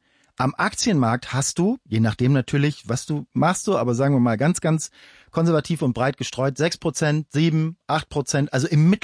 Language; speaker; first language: German; native; German